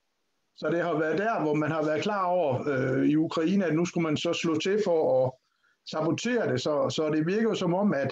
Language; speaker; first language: Danish; native; Danish